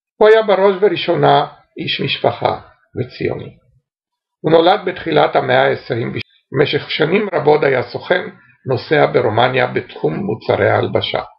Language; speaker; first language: Hebrew; early bilingual, other home language; Romanian